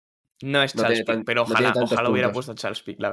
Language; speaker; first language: Spanish; native; Spanish